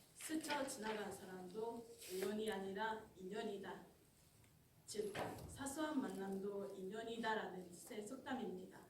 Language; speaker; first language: Korean; non-native, fluent; Japanese